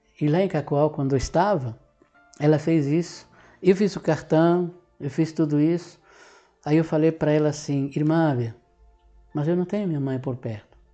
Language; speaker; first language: Portuguese; non-native, fluent; Spanish